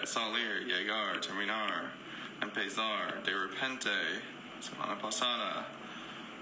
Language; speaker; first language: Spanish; non-native, fluent; English